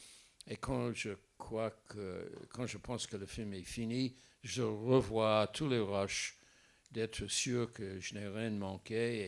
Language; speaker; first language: French; non-native, fluent; English